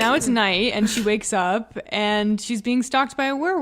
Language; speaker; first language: English; native; English